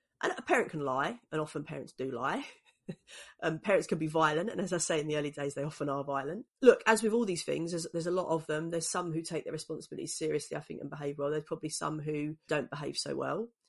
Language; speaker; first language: English; native; English